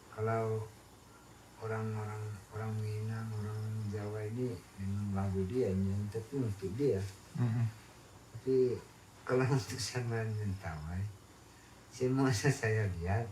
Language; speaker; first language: Indonesian; non-native, local second language; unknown